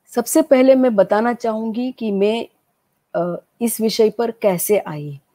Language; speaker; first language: Hindi; non-native, local second language; Gujarati